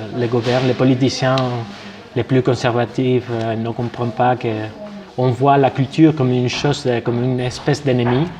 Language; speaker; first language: French; non-native, fluent; Spanish